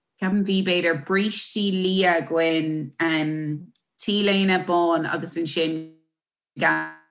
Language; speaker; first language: Irish; non-native, local second language; English